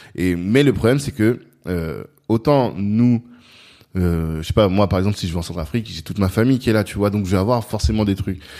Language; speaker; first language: French; non-native, local second language; Sango